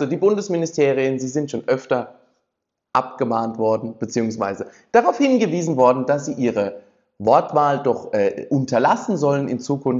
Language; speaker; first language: German; native; German